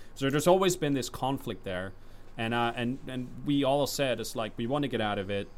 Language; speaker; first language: English; non-native, fluent; Dutch